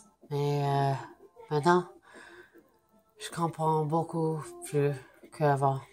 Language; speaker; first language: French; non-native, fluent; English